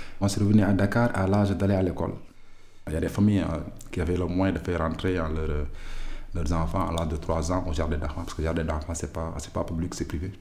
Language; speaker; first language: French; non-native, local second language; Wolof